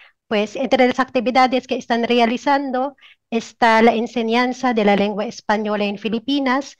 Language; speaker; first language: Spanish; non-native, fluent; Filipino